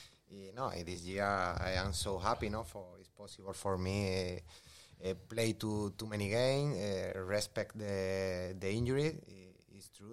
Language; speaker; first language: English; non-native, learner; Spanish